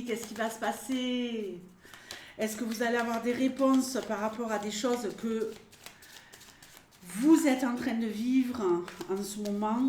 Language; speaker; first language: French; native; French